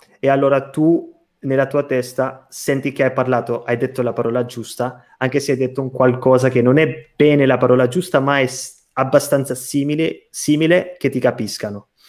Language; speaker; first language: Italian; non-native, fluent; Portuguese